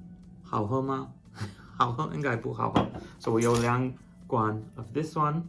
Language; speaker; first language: Chinese; non-native, fluent; English